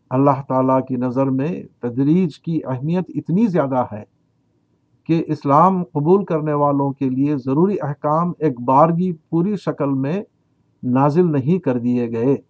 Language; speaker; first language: Urdu; native; Urdu